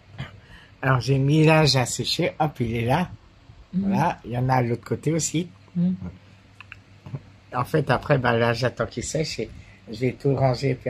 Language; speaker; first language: French; native; French